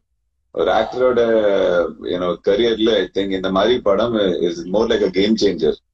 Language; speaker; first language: Tamil; non-native, fluent; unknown